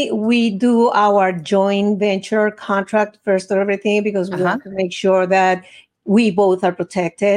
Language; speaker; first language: English; non-native, fluent; Spanish